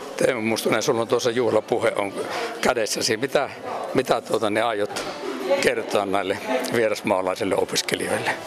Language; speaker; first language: Finnish; native; Finnish